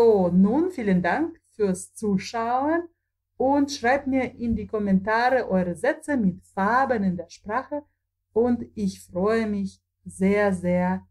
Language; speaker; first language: German; non-native, fluent; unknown